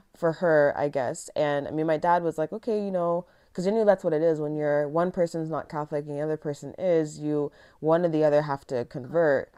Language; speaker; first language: English; early bilingual, other home language; Yoruba